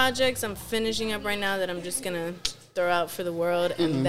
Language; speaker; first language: English; early bilingual, other home language; Spanish